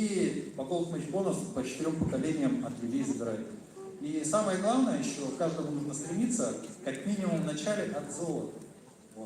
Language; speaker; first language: Russian; native; Russian